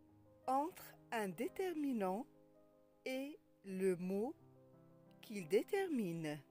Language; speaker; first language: French; non-native, local second language; Arabic